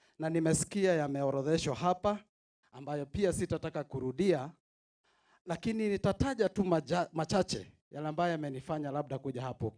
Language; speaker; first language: Swahili; non-native, local second language; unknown